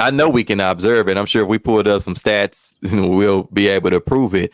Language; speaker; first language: English; native; English